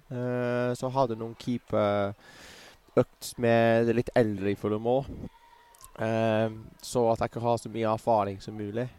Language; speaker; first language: Norwegian; non-native, fluent; English